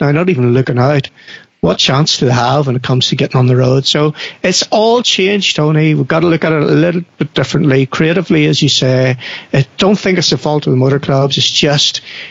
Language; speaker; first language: English; native; English